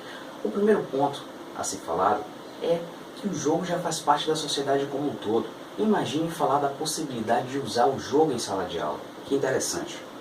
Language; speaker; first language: Portuguese; native; Portuguese